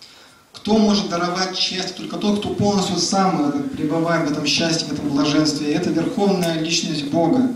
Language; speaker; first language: Russian; native; Russian